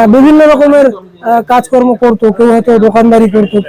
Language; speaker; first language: Bangla; native; Bangla